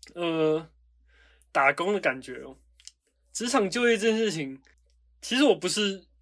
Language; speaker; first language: Chinese; native; Chinese